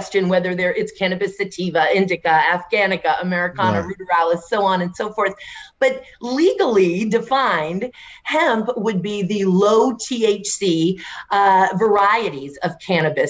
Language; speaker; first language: English; native; English